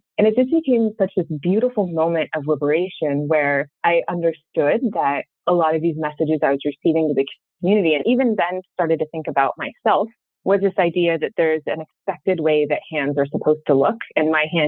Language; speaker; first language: English; native; English